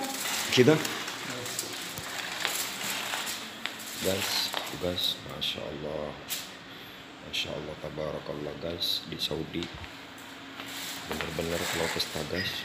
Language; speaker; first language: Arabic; non-native, learner; Indonesian